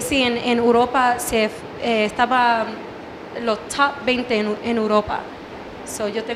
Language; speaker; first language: Spanish; early bilingual, heritage; English